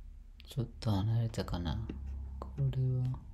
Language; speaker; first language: Japanese; non-native, fluent; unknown